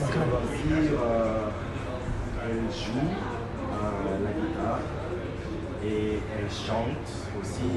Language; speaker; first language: French; non-native, learner; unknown